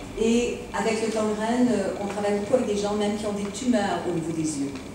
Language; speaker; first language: French; native; French